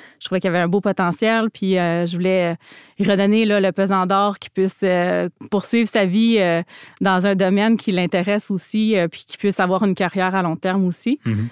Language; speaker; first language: French; native; French